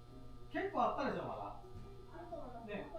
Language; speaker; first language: Japanese; native; Japanese